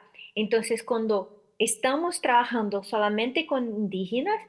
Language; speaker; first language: Spanish; non-native, learner; Portuguese